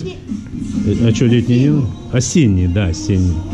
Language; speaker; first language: Russian; native; Russian